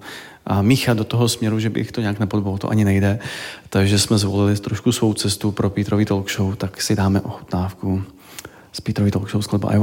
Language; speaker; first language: Czech; native; Czech